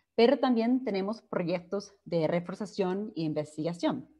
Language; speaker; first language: Spanish; non-native, fluent; English